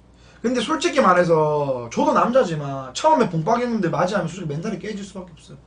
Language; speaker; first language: Korean; native; Korean